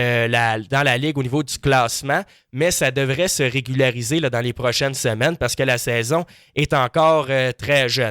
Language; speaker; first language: French; native; French